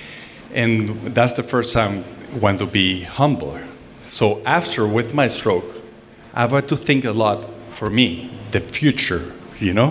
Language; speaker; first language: English; non-native, fluent; Spanish